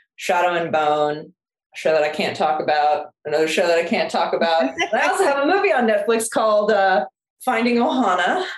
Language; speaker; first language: English; non-native, fluent; Korean